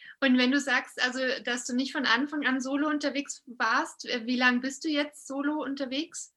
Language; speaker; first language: German; native; German